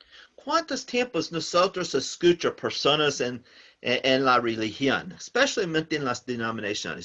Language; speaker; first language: Spanish; non-native, learner; English